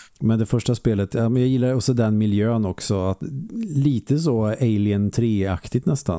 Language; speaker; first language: Swedish; native; Swedish